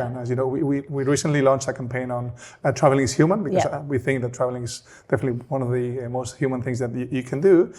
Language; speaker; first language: English; non-native, fluent; Spanish